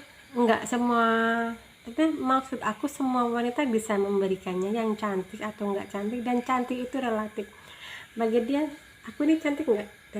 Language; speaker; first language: Indonesian; native; Indonesian